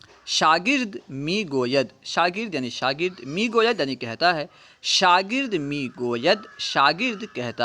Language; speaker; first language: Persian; non-native, fluent; Urdu